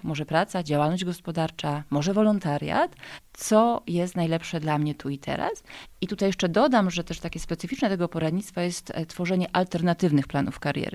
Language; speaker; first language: Polish; native; Polish